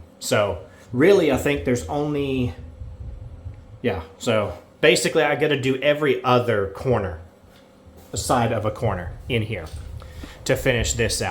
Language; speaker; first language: English; native; English